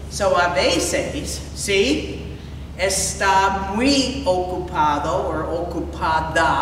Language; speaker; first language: Spanish; non-native, fluent; English